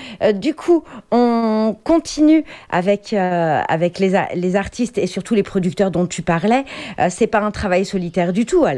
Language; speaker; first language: French; native; French